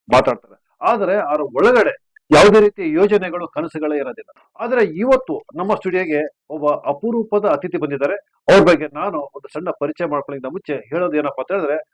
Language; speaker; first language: Kannada; native; Kannada